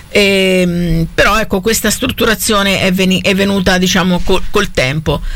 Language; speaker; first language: Italian; native; Italian